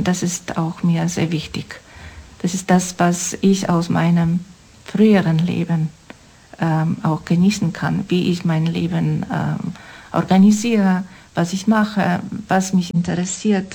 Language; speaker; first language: German; non-native, fluent; Polish